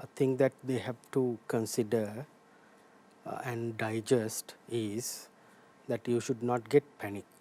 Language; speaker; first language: English; non-native, local second language; Sinhala